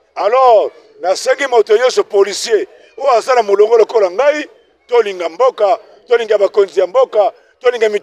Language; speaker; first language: Lingala; non-native, local second language; Kongo